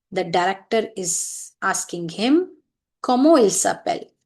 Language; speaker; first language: French; non-native, fluent; Hindi